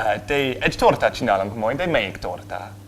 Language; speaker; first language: Hungarian; non-native, learner; English